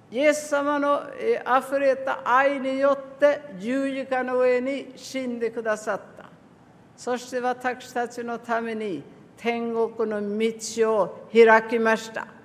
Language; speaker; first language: Japanese; non-native, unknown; Swedish